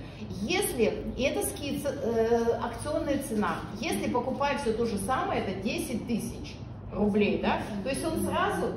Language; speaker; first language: Russian; native; Russian